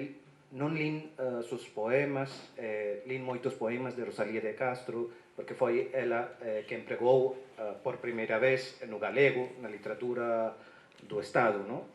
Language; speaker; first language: Galician; non-native, learner; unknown